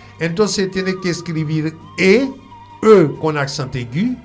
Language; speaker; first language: Spanish; non-native, fluent; French